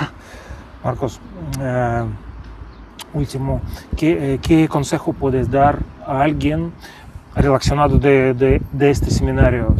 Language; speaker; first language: Spanish; non-native, fluent; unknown